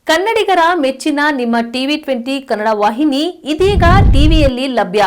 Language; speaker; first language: Kannada; native; Kannada